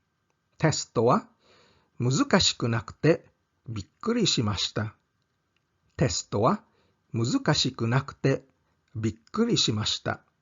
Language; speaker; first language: Japanese; non-native, fluent; English